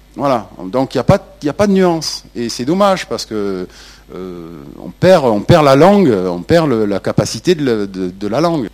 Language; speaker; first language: French; native; French